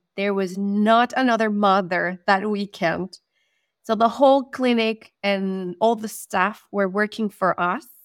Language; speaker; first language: English; non-native, fluent; Spanish